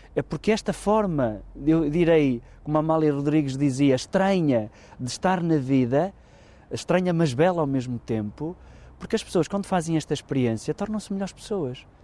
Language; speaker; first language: Portuguese; native; Portuguese